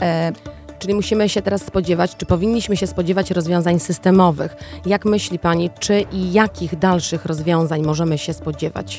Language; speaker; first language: Polish; native; Polish